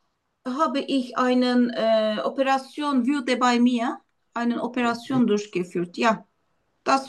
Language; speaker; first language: German; non-native, learner; Turkish